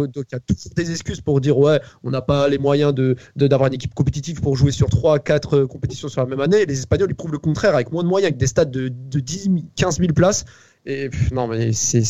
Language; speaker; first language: French; native; French